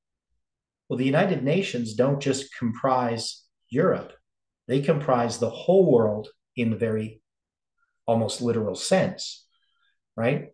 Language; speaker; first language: English; native; English